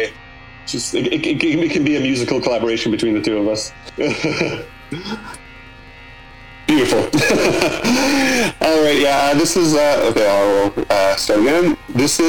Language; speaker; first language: English; native; English